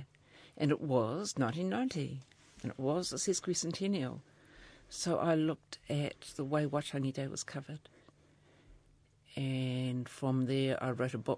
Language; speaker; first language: English; native; English